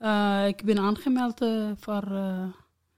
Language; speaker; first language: Dutch; non-native, learner; Arabic